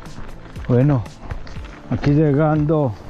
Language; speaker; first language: Spanish; native; Spanish